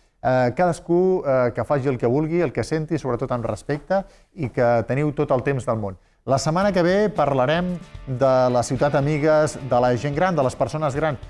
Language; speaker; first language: Catalan; native; Catalan